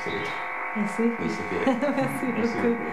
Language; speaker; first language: French; non-native, learner; English